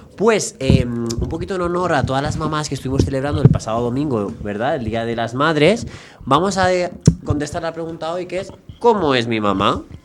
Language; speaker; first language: Spanish; native; Spanish